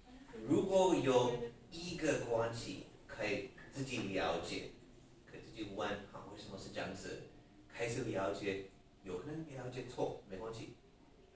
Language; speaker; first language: Chinese; non-native, fluent; English